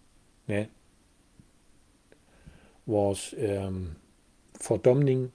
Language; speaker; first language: Danish; non-native, fluent; German